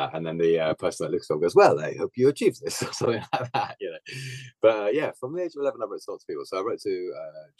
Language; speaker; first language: English; native; English